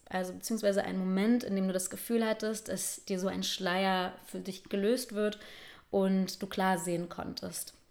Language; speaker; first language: German; native; German